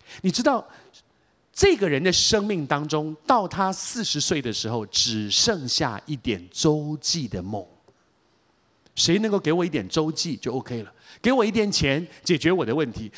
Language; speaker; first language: Chinese; native; Chinese